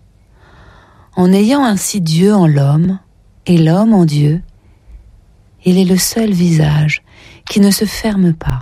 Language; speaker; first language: French; native; French